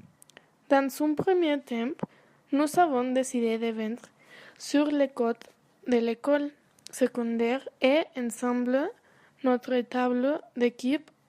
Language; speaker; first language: French; non-native, learner; Spanish